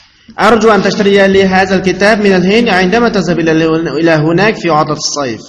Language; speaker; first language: Arabic; non-native, fluent; Uyghur